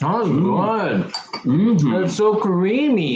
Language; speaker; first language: English; non-native, learner; Japanese